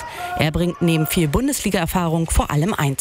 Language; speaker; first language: German; native; German